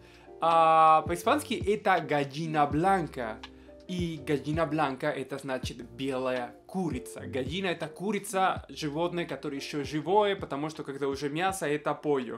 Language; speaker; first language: Russian; non-native, fluent; Spanish